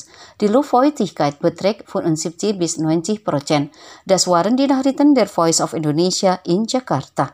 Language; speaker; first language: German; non-native, fluent; Indonesian